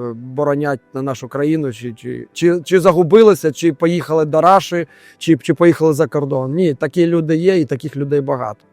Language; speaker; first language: Ukrainian; non-native, local second language; Russian